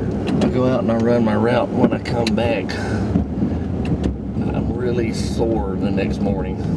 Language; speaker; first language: English; native; English